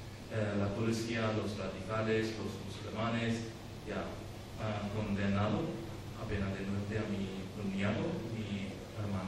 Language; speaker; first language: Spanish; non-native, learner; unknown